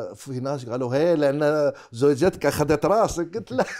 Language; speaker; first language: Arabic; non-native, fluent; Chinese